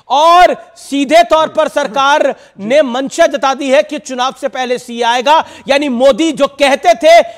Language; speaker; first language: Hindi; native; Hindi